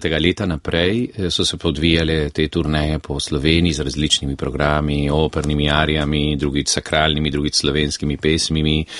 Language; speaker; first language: Slovenian; early bilingual, heritage; Slovenian